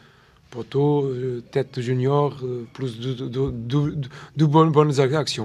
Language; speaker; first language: French; non-native, learner; Portuguese